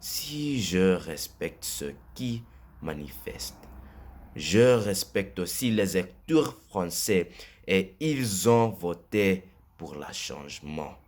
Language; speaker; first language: French; non-native, learner; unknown